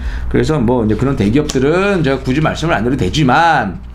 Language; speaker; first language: Korean; native; Korean